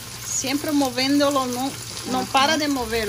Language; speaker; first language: Spanish; non-native, learner; Portuguese